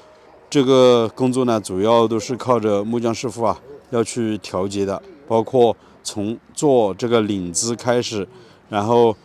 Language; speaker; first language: Chinese; native; Chinese